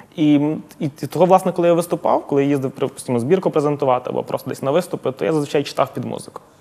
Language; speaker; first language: Ukrainian; native; Ukrainian